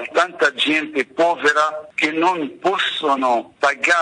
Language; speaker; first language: Italian; non-native, fluent; Arabic